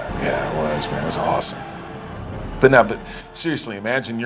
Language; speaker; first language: English; native; English